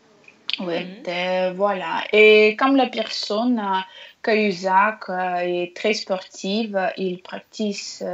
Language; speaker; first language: French; non-native, learner; Russian